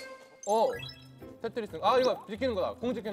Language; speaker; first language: Korean; native; Korean